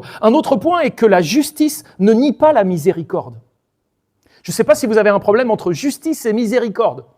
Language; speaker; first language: French; native; French